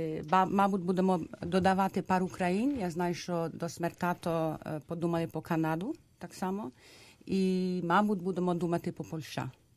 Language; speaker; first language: Ukrainian; early bilingual, heritage; Ukrainian